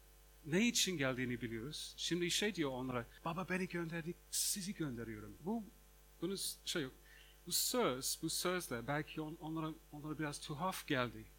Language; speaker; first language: Turkish; non-native, fluent; English